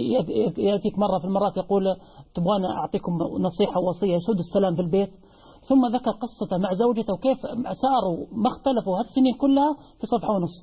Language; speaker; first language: Arabic; native; Arabic